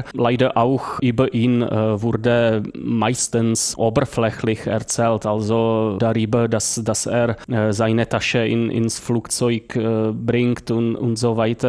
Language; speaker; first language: German; non-native, fluent; Czech